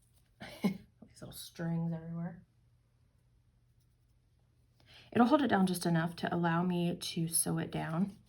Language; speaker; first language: English; native; English